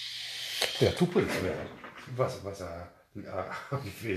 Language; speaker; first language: Spanish; non-native, learner; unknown